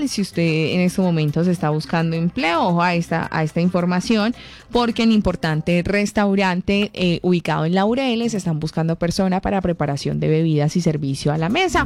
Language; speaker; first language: Spanish; native; Spanish